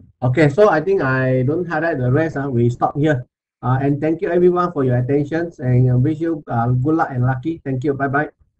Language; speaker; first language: English; non-native, local second language; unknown